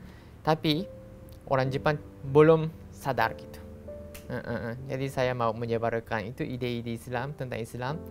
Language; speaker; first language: Indonesian; non-native, learner; Japanese